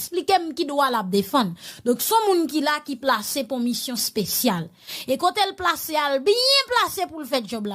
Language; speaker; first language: Haitian Creole; native; Haitian Creole